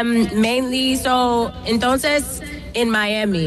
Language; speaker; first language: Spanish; non-native, learner; English